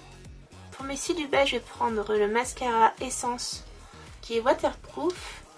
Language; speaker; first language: French; native; French